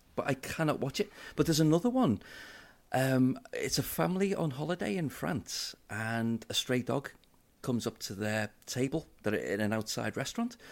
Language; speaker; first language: English; native; English